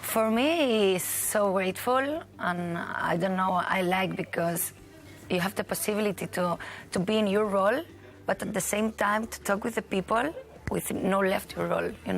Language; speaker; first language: English; non-native, learner; Catalan